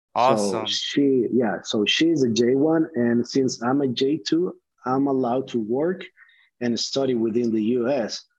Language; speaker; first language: English; non-native, fluent; Spanish